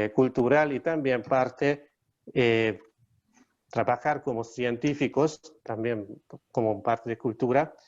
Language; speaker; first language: Spanish; non-native, learner; Hungarian